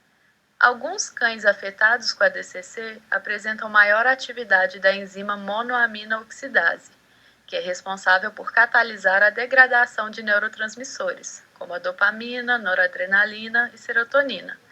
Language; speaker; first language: Portuguese; native; Portuguese